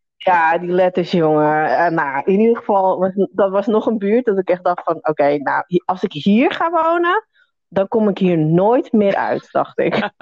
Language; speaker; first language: Dutch; native; Dutch